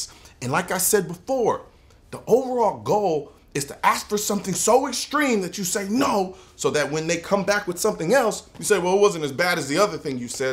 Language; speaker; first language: English; native; English